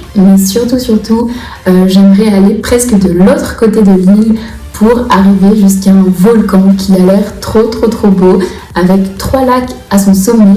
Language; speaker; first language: French; native; French